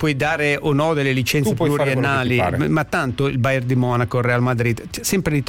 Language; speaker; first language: Italian; native; Italian